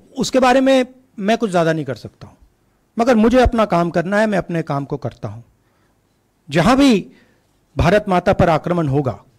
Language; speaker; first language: Hindi; native; Hindi